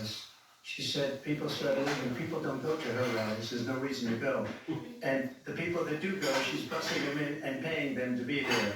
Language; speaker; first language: English; native; English